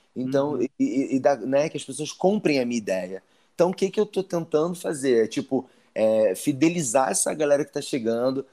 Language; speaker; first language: Portuguese; native; Portuguese